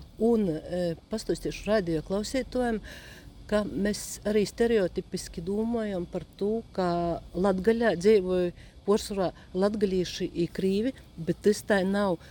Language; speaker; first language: Latvian; native; Latvian